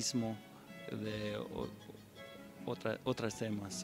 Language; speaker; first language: Spanish; non-native, fluent; English